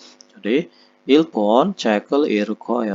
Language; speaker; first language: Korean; non-native, fluent; Indonesian